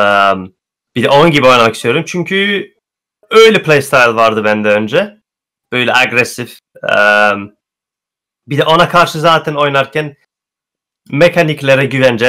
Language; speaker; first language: Turkish; early bilingual, heritage; Turkish